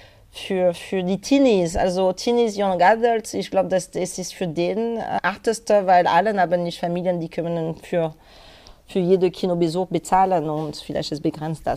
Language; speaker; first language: German; non-native, fluent; French